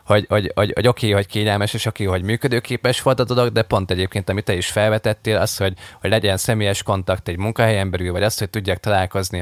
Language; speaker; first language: Hungarian; native; Hungarian